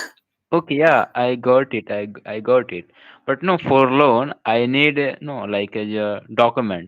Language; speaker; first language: English; non-native, local second language; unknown